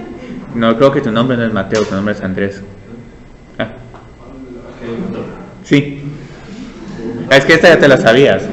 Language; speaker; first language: Spanish; native; Spanish